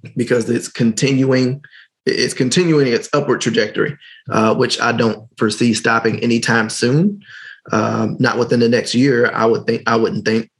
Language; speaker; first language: English; native; English